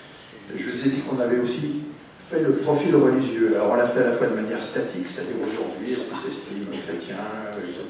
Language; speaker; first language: French; native; French